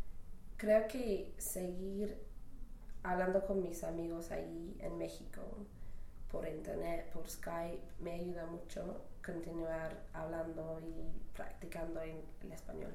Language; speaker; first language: Spanish; non-native, fluent; English